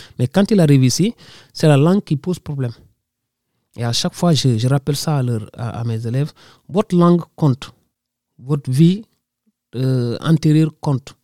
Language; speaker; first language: French; non-native, local second language; Wolof